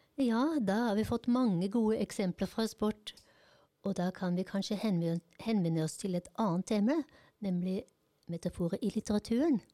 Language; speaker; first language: Norwegian; non-native, fluent; German